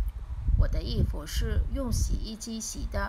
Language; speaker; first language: Chinese; non-native, learner; Vietnamese